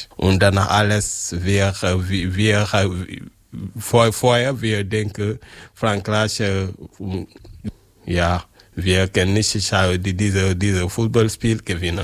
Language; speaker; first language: German; non-native, learner; French